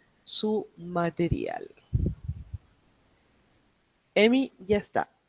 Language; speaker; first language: Spanish; native; Spanish